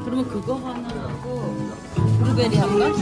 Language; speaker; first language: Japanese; non-native, fluent; Korean